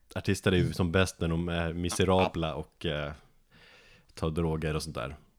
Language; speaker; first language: Swedish; native; Swedish